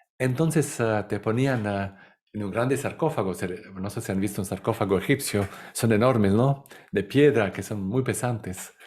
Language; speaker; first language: Spanish; non-native, fluent; Italian